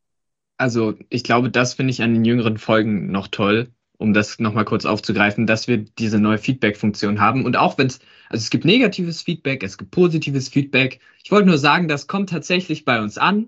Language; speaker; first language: German; native; German